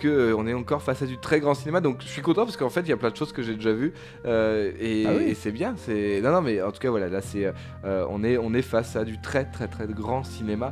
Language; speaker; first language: French; native; French